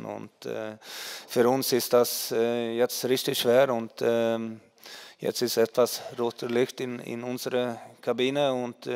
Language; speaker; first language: German; non-native, fluent; Swedish